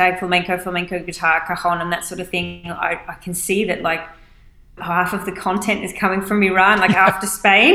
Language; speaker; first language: English; native; English